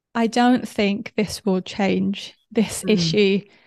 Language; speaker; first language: English; non-native, fluent; Japanese